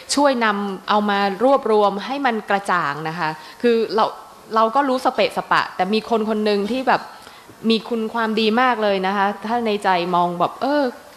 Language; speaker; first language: Thai; native; Thai